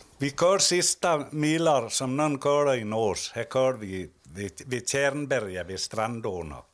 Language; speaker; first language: Swedish; native; Swedish